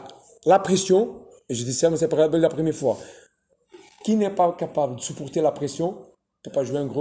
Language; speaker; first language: French; non-native, fluent; Portuguese